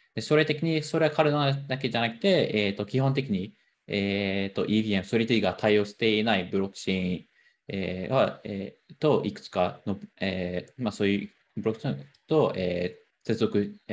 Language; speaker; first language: Japanese; non-native, fluent; English